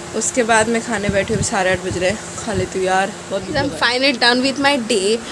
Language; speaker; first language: Hindi; non-native, local second language; Bangla